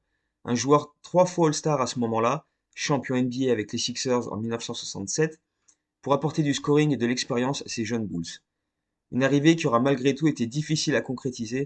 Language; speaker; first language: French; native; French